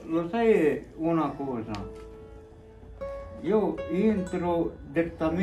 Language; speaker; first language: Italian; non-native, learner; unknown